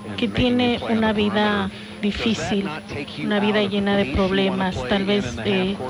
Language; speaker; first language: Spanish; native; Spanish